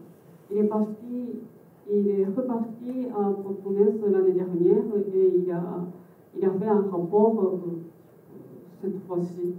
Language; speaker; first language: French; non-native, fluent; Japanese